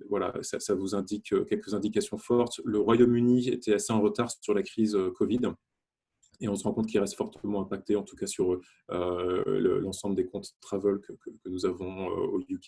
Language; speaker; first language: French; native; French